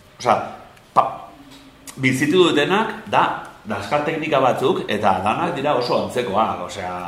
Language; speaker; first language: Basque; non-native, local second language; Spanish